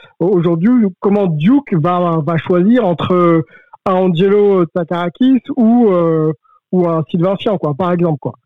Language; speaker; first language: French; native; French